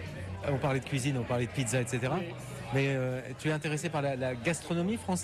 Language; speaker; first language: French; native; French